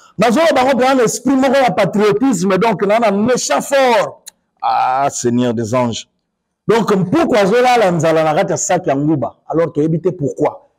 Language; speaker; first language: Lingala; non-native, local second language; Kongo